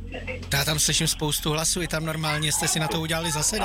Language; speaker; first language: Czech; native; Czech